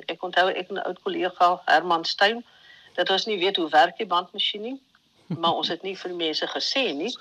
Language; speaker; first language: Afrikaans; native; Afrikaans